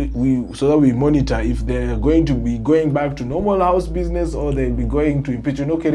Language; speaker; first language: English; non-native, local second language; Swahili